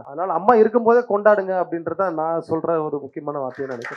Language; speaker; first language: Tamil; native; Tamil